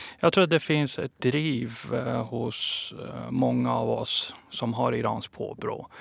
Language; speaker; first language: Swedish; early bilingual, other home language; Persian